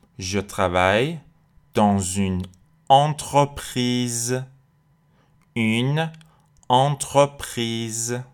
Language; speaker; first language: French; non-native, fluent; Persian